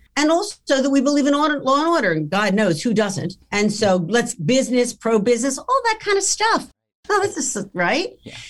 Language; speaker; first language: English; early bilingual, other home language; Italian